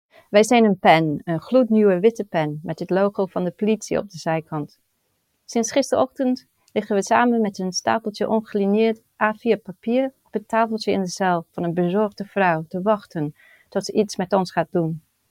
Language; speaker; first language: Dutch; non-native, fluent; English